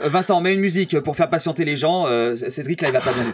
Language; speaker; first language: French; native; French